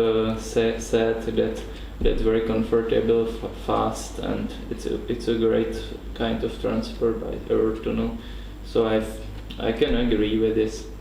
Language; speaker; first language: English; non-native, learner; Czech